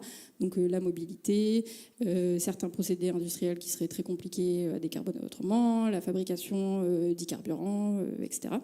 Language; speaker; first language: French; native; French